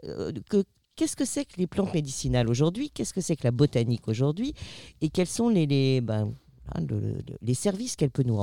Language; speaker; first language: French; native; French